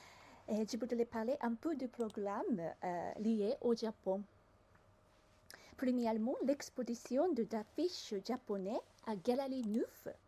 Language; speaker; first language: French; non-native, learner; Japanese